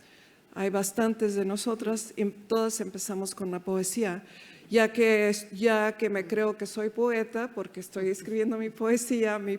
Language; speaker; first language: Spanish; early bilingual, heritage; Spanish